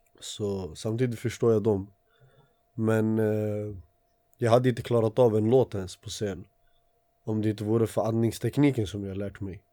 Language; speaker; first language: Swedish; early bilingual, other home language; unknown